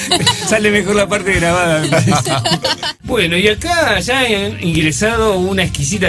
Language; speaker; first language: Spanish; native; Spanish